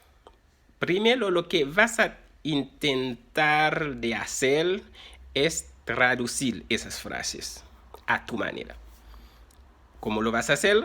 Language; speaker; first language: Spanish; non-native, fluent; Haitian Creole